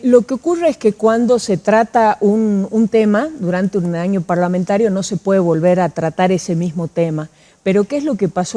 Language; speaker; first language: Spanish; native; Spanish